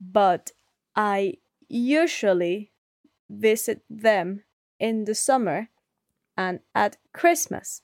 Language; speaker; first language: English; non-native, learner; Spanish